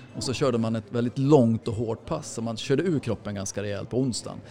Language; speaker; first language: Swedish; native; Swedish